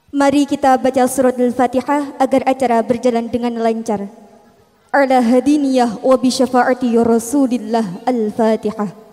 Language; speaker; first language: Malay; non-native, local second language; Javanese